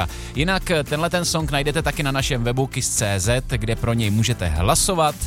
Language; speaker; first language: Czech; native; Czech